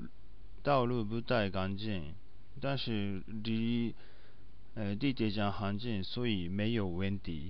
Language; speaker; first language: Chinese; non-native, learner; Japanese